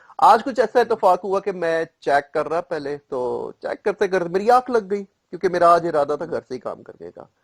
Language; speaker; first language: Urdu; non-native, local second language; Punjabi